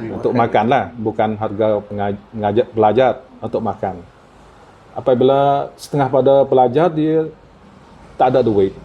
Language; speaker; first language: Malay; non-native, fluent; Eastern Cham